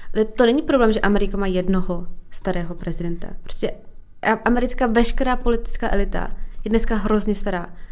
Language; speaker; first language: Czech; native; Czech